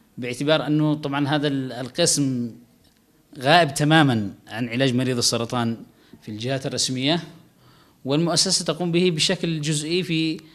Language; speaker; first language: Arabic; native; Arabic